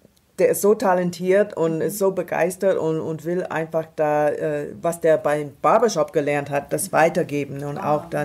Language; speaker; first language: German; non-native, fluent; English